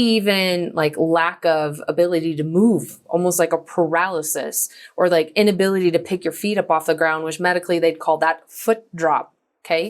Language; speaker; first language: English; native; English